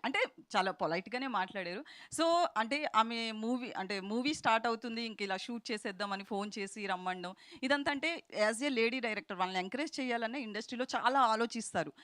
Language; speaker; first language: Telugu; native; Telugu